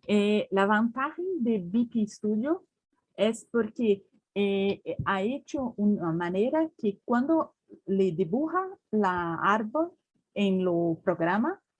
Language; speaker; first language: Spanish; non-native, learner; Portuguese